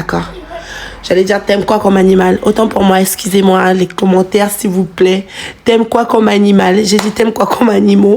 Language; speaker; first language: French; native; French